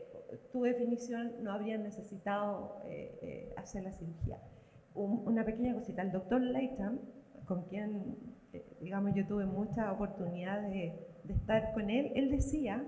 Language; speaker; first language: Spanish; native; Spanish